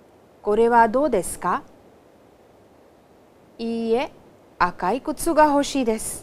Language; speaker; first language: Japanese; non-native, fluent; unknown